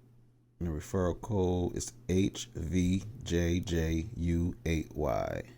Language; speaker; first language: English; native; English